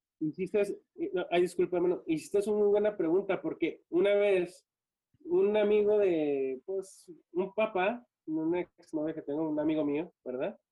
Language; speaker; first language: Spanish; native; Spanish